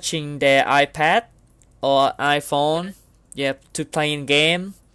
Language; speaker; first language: English; non-native, learner; Vietnamese